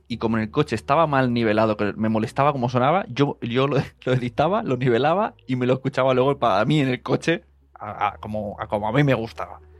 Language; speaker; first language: Spanish; native; Spanish